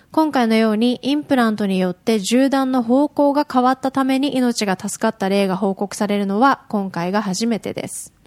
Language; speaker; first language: Japanese; native; Japanese